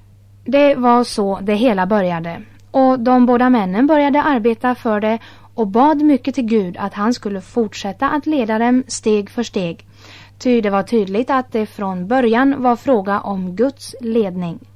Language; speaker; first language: Swedish; native; Swedish